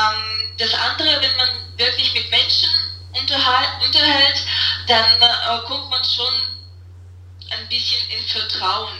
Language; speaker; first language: German; non-native, fluent; Russian